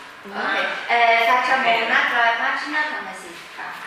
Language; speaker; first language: Italian; non-native, learner; Chinese